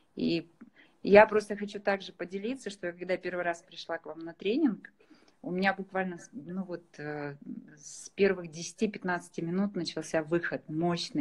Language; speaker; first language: Russian; native; Russian